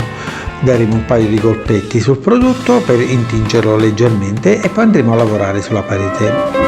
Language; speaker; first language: Italian; native; Italian